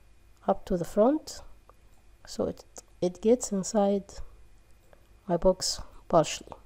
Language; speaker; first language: English; non-native, fluent; Arabic